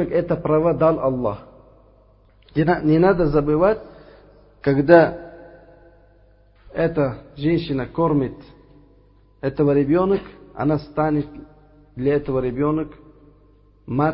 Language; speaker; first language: Russian; non-native, fluent; Uzbek